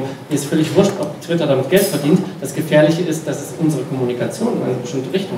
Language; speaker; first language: German; native; German